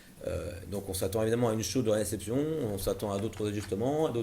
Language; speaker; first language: French; native; French